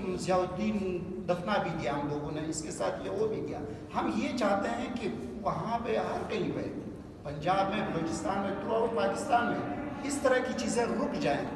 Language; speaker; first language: Urdu; non-native, local second language; Pashto